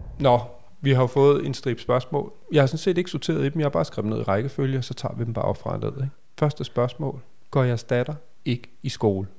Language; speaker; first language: Danish; native; Danish